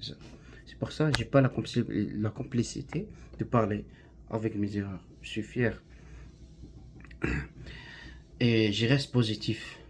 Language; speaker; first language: French; non-native, learner; Arabic